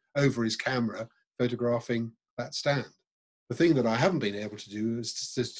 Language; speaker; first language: English; native; English